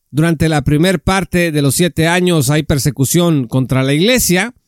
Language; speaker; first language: Spanish; native; Spanish